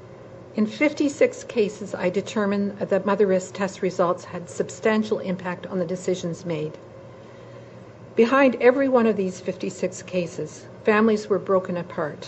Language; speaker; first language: English; native; English